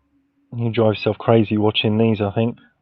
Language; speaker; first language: English; native; English